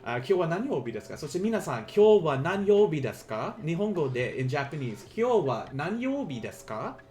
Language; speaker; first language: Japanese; non-native, learner; English